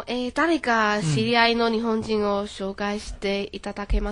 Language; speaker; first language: Japanese; non-native, learner; Chinese